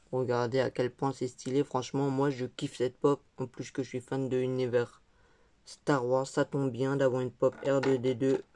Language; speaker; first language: French; native; French